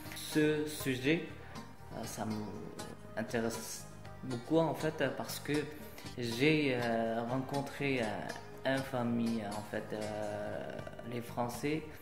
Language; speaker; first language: French; non-native, learner; Uyghur